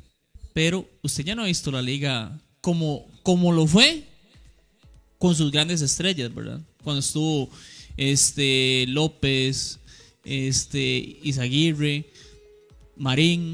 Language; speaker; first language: Spanish; native; Spanish